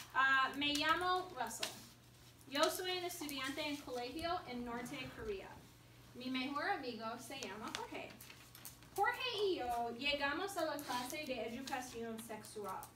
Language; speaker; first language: Spanish; non-native, learner; English